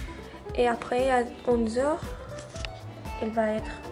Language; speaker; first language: French; non-native, learner; Spanish